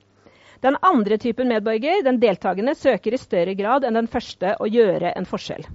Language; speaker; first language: Norwegian; native; Norwegian